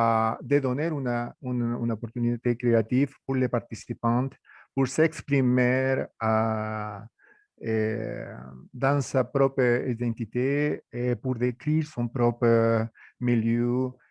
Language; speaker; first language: French; non-native, fluent; Spanish